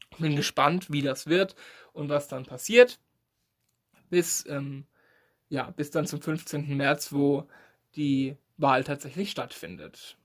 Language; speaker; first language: German; native; German